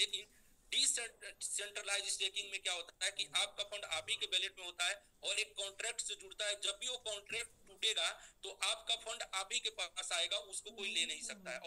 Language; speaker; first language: Hindi; native; Hindi